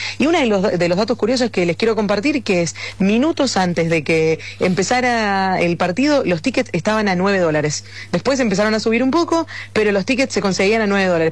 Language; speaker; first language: Spanish; native; Spanish